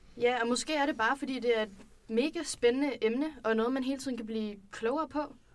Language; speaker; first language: Danish; native; Danish